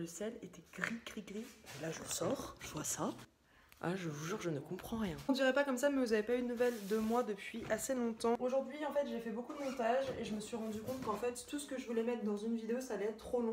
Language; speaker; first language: French; native; French